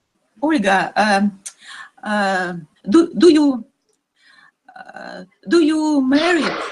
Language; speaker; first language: English; non-native, learner; Russian